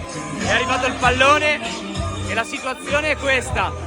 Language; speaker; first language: Italian; native; Italian